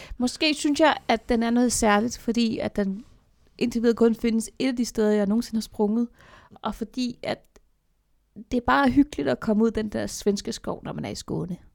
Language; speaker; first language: Danish; native; Danish